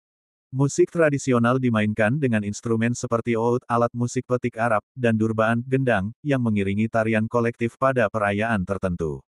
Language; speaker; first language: Indonesian; native; Indonesian